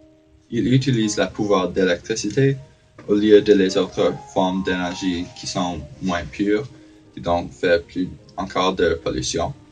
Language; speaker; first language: French; non-native, learner; English